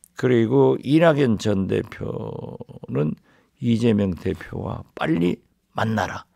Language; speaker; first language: Korean; native; Korean